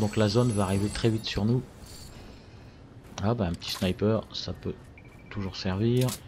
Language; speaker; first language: French; native; French